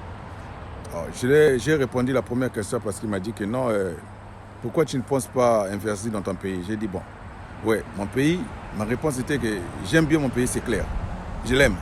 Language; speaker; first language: French; non-native, local second language; Lingala